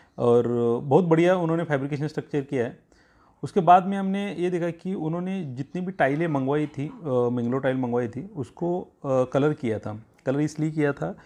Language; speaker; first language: Hindi; non-native, local second language; Marathi